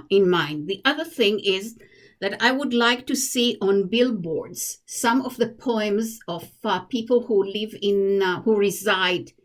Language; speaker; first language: English; non-native, fluent; Hebrew